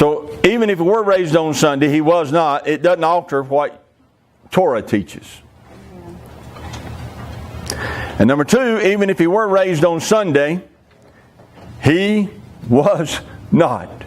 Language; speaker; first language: English; native; English